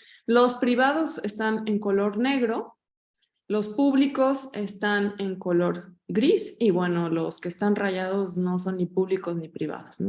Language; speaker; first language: Spanish; native; Spanish